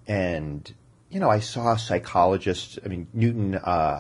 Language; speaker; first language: English; native; English